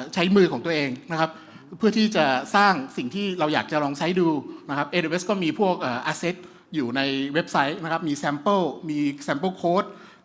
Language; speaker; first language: Thai; early bilingual, heritage; Thai